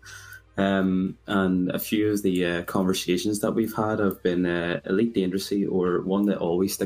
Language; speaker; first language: English; native; English